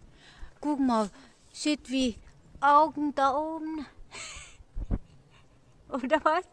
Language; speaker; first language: German; non-native, learner; Filipino